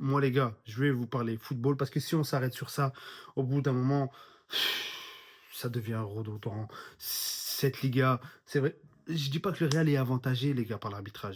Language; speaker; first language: French; native; French